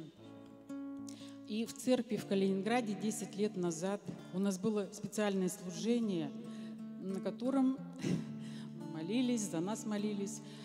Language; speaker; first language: Russian; native; Russian